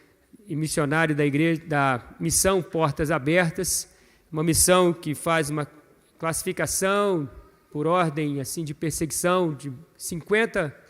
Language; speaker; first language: Portuguese; native; Portuguese